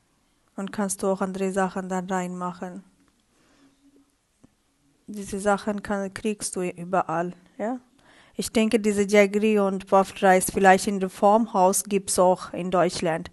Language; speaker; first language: German; non-native, learner; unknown